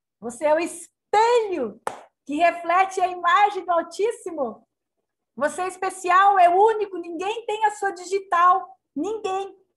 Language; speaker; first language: Portuguese; native; Portuguese